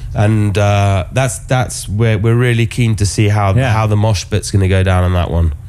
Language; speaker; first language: English; native; English